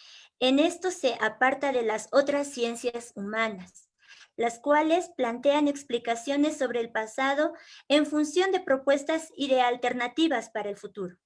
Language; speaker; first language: Spanish; native; Spanish